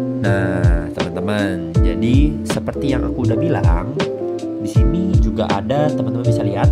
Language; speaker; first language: Indonesian; native; Indonesian